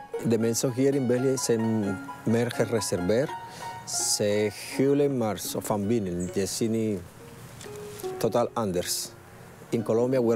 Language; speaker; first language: Dutch; non-native, fluent; Spanish